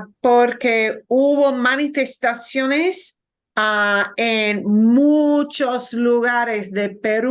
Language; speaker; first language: Spanish; non-native, fluent; English